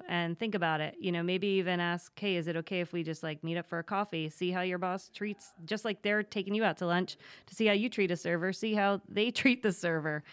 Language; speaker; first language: English; native; English